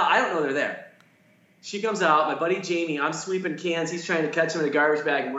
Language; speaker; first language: English; native; English